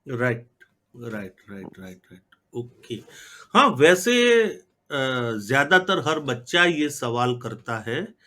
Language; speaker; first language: Hindi; non-native, local second language; Gujarati